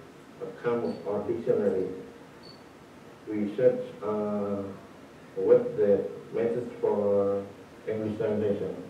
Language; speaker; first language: English; non-native, learner; Indonesian